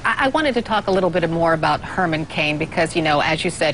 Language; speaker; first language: English; native; English